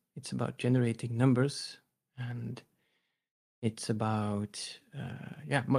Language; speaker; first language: English; non-native, fluent; Dutch